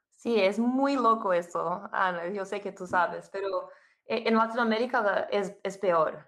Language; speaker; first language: Spanish; non-native, fluent; Portuguese